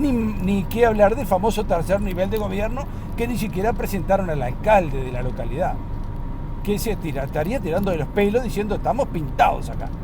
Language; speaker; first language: Spanish; native; Spanish